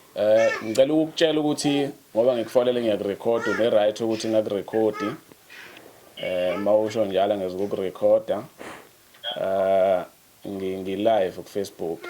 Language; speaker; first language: Zulu; native; Zulu